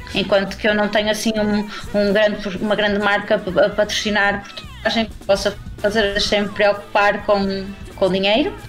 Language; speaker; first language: Portuguese; native; Portuguese